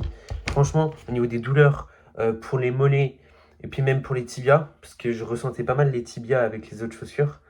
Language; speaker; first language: French; native; French